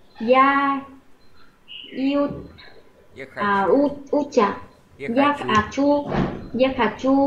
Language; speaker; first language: Russian; non-native, learner; Vietnamese